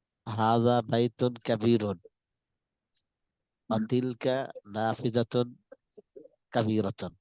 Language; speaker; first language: Arabic; non-native, learner; Bangla